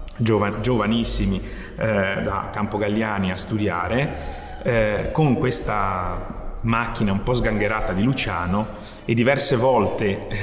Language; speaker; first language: Italian; native; Italian